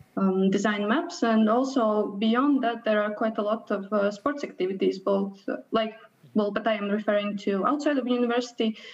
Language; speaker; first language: English; non-native, fluent; Latvian